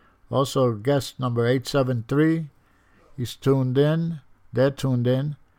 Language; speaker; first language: English; early bilingual, other home language; Spanish